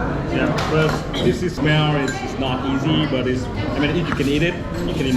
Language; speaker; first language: English; non-native, fluent; Vietnamese